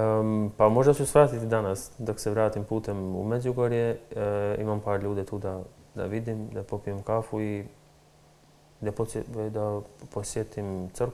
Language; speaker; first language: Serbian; non-native, local second language; Albanian